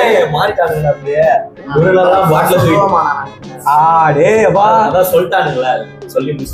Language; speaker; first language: Tamil; native; Tamil